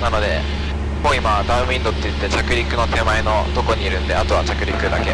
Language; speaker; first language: Japanese; native; Japanese